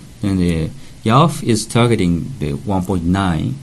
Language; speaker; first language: English; non-native, learner; Japanese